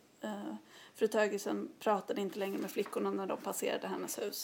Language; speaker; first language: Swedish; native; Swedish